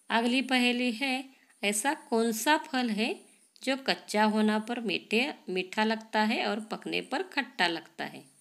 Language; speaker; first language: Hindi; non-native, local second language; Marathi